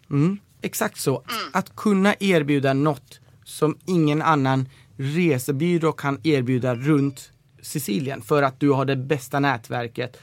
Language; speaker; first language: Swedish; early bilingual, other home language; Persian